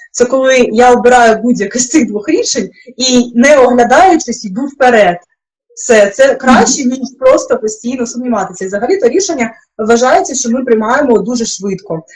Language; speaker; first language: Ukrainian; non-native, local second language; Russian